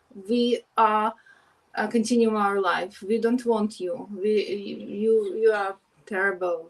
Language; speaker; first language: English; non-native, learner; Ukrainian